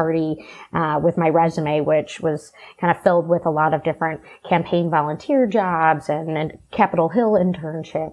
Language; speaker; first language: English; native; English